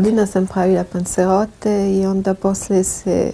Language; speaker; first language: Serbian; non-native, fluent; French